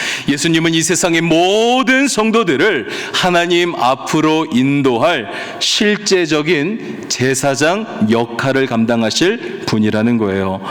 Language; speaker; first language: Korean; native; Korean